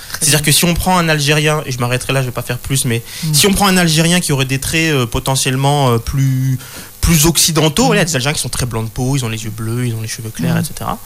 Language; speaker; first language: French; early bilingual, other home language; Arabic